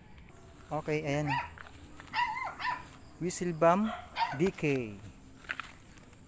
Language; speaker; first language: Filipino; native; Filipino